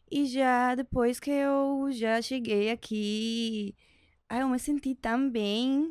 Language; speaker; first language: Portuguese; non-native, learner; Spanish